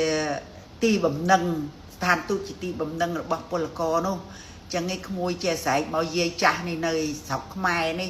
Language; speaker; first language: Khmer; native; Khmer